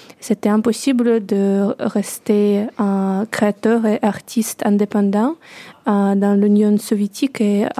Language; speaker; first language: French; non-native, learner; Russian